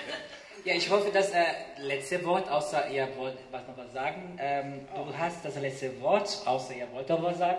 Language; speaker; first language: German; non-native, fluent; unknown